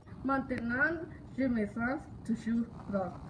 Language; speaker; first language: French; non-native, learner; Spanish